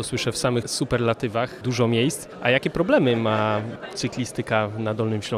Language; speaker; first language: Polish; native; Polish